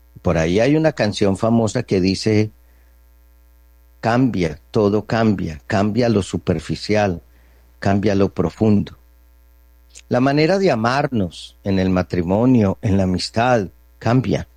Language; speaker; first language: Spanish; native; Spanish